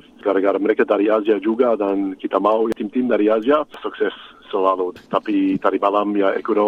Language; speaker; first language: Indonesian; non-native, fluent; English